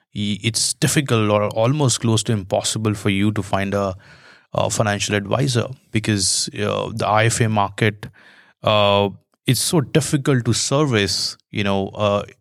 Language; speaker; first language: English; non-native, local second language; Hindi